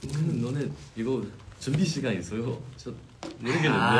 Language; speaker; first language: Korean; non-native, fluent; Chinese